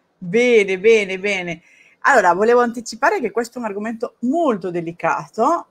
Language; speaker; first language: Italian; non-native, fluent; Spanish